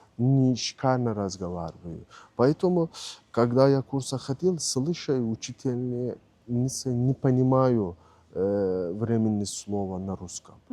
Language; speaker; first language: Russian; non-native, learner; Turkish